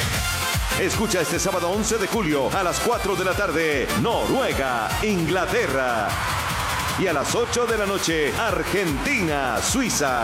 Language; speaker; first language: Spanish; native; Spanish